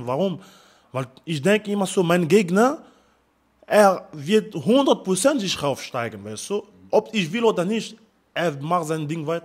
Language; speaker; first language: German; non-native, learner; French